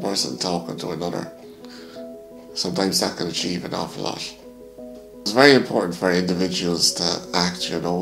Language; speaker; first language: English; native; English